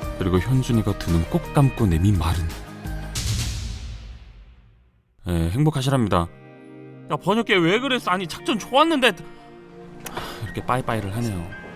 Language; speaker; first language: Korean; native; Korean